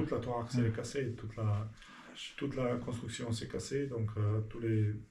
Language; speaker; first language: French; non-native, learner; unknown